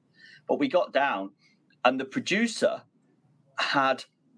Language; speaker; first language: English; native; English